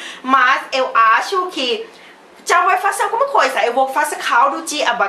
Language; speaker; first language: Portuguese; non-native, learner; Thai